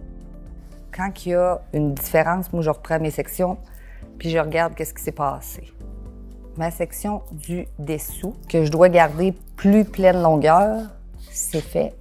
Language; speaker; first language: French; native; French